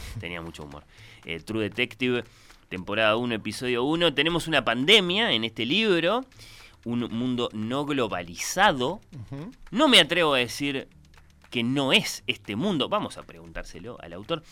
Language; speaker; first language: Spanish; native; Spanish